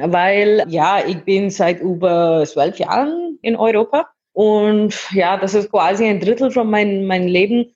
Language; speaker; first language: German; non-native, learner; Hindi